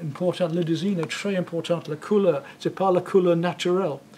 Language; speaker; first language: French; non-native, learner; English